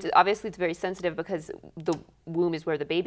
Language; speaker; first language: English; native; English